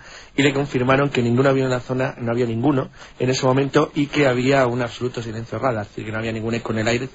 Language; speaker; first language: Spanish; native; Spanish